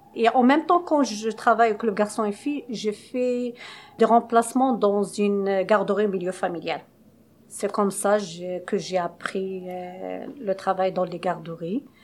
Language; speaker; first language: French; non-native, local second language; Arabic